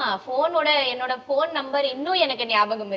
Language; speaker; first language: Tamil; non-native, fluent; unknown